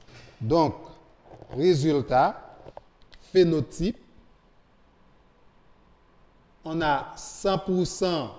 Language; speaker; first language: French; non-native, local second language; Haitian Creole